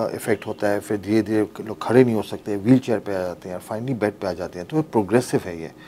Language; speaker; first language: Hindi; native; Hindi